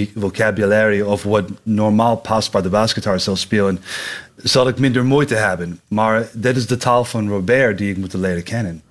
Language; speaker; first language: Dutch; non-native, learner; English